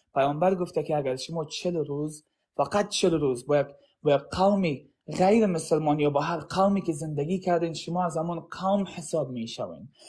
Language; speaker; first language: Persian; early bilingual, heritage; Arabic